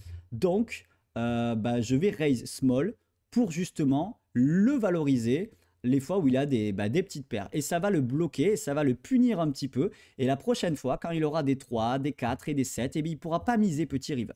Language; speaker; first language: French; native; French